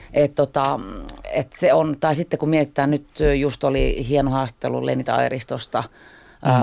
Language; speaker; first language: Finnish; native; Finnish